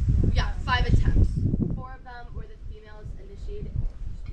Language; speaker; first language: English; native; English